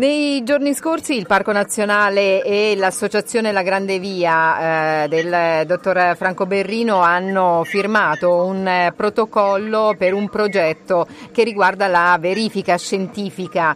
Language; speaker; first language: Italian; native; Italian